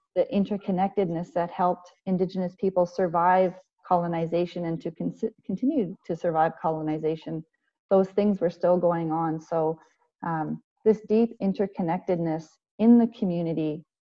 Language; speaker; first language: English; native; English